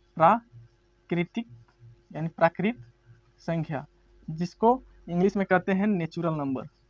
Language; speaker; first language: Hindi; native; Hindi